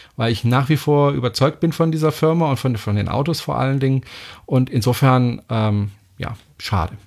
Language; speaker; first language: German; non-native, fluent; French